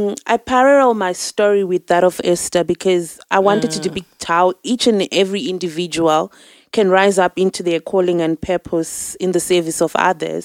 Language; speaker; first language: English; non-native, local second language; Shona